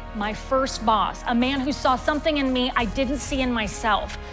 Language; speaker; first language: English; native; English